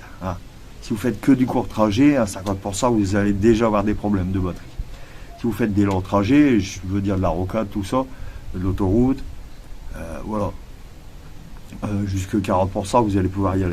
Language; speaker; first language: French; native; French